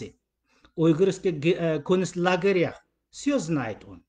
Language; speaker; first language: Russian; non-native, learner; Uyghur